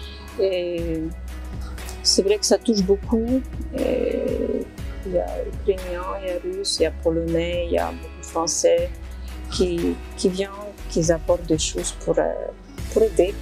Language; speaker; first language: French; non-native, fluent; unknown